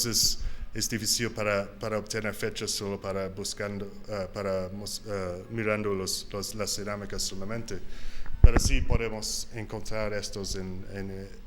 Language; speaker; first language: Spanish; non-native, learner; English